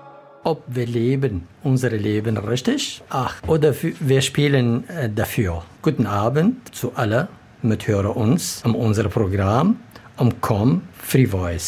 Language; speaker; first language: German; non-native, learner; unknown